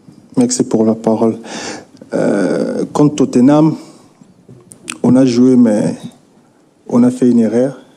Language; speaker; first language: French; non-native, local second language; Lingala